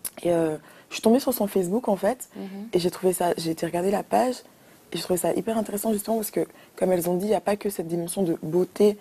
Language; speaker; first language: French; early bilingual, other home language; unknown